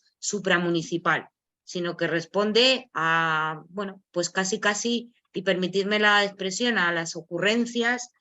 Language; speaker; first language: Spanish; native; Spanish